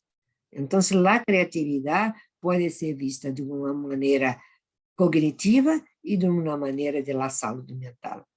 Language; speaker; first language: Spanish; non-native, fluent; Portuguese